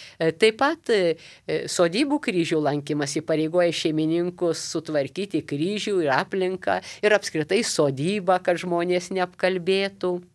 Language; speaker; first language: Lithuanian; native; Lithuanian